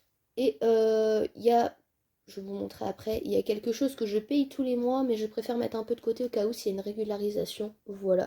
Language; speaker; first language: French; native; French